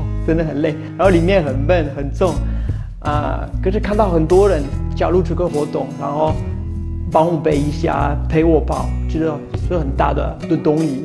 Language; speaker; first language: Chinese; non-native, fluent; French